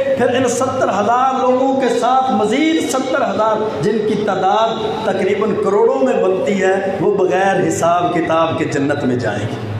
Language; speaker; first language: Urdu; non-native, local second language; Punjabi